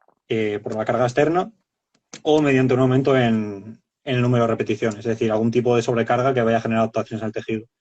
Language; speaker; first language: Spanish; native; Spanish